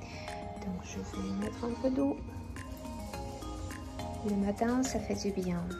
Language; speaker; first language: French; non-native, fluent; Russian